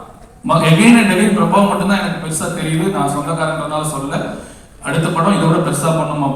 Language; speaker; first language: Tamil; native; Tamil